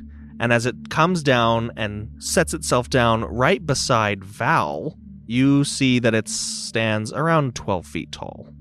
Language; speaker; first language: English; native; English